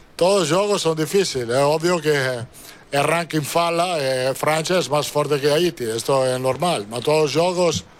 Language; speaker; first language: Portuguese; non-native, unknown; Italian